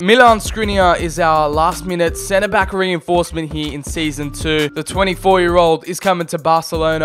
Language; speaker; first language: English; native; English